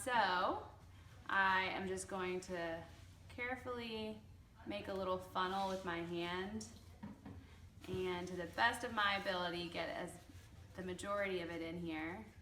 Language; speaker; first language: English; early bilingual, other home language; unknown